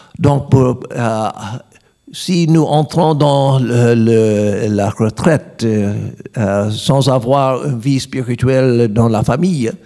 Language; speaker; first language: French; non-native, learner; English